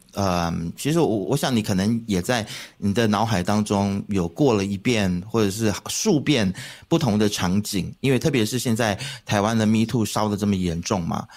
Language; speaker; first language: Chinese; native; Chinese